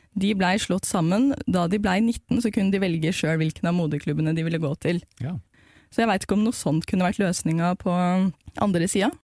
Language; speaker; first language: Norwegian; native; Norwegian